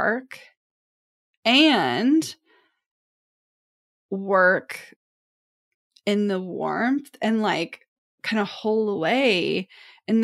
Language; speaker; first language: English; native; English